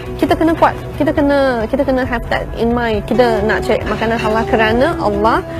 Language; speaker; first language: Malay; non-native, local second language; Chinese